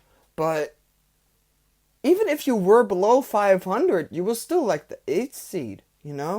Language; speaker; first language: English; native; English